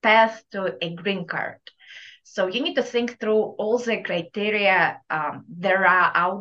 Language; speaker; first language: English; non-native, fluent; Russian